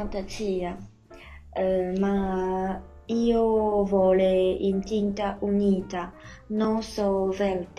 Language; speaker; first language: Italian; non-native, learner; Chinese